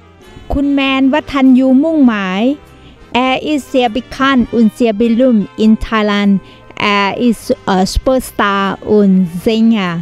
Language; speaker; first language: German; non-native, learner; Thai